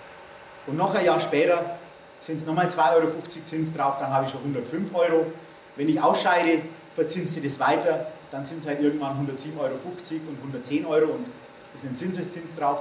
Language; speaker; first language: German; native; German